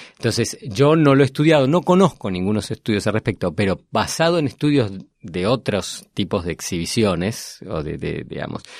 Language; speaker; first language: Spanish; native; Spanish